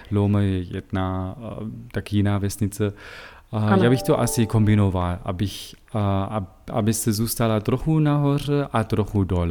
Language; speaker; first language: Czech; non-native, fluent; German